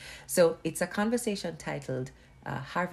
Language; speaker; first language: English; non-native, local second language; Jamaican Creole English